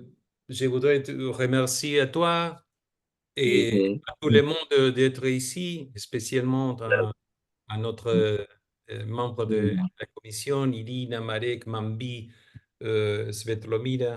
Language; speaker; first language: French; non-native, fluent; Spanish